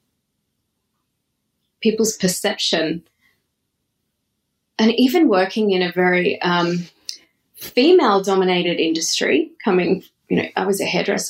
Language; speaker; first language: English; native; English